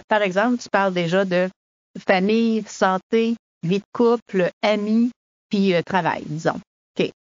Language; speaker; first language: French; native; French